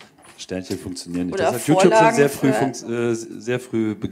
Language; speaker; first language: German; native; German